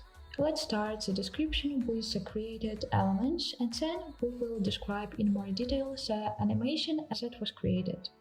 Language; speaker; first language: English; non-native, fluent; Ukrainian